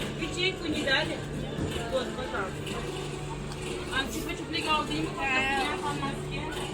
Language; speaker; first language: Russian; non-native, learner; Korean